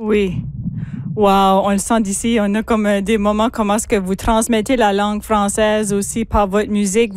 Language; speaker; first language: French; native; French